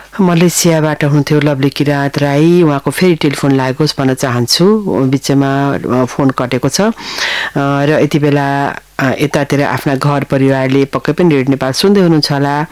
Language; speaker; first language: Nepali; native; Nepali